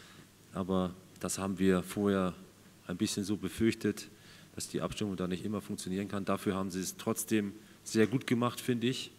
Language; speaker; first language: German; native; German